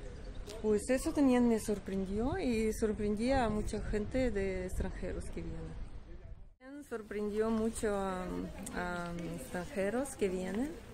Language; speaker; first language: Spanish; non-native, learner; Russian